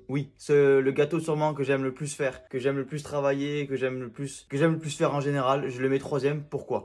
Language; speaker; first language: French; native; French